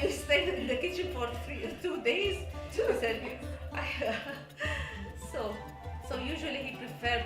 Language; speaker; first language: English; non-native, learner; Arabic